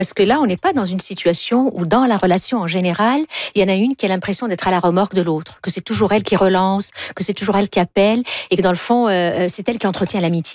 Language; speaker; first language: French; native; French